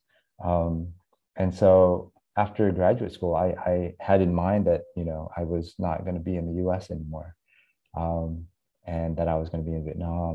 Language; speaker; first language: English; native; English